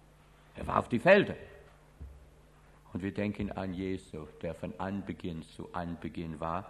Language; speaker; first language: German; non-native, fluent; English